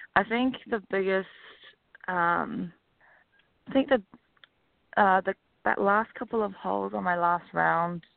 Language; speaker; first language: English; native; English